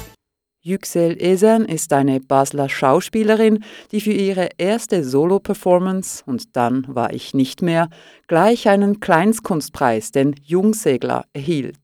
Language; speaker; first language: German; native; German